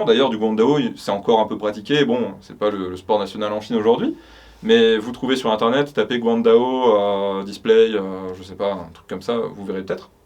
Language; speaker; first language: French; native; French